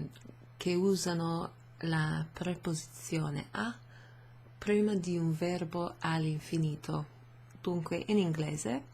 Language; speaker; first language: Italian; non-native, fluent; English